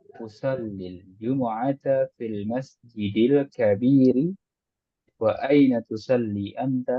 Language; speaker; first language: Arabic; non-native, fluent; Indonesian